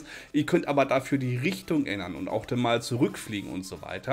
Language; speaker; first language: German; native; German